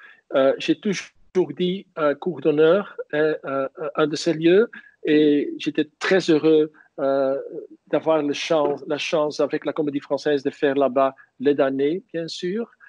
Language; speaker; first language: French; non-native, fluent; Dutch